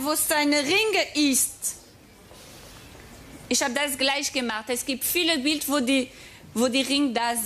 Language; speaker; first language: German; non-native, fluent; French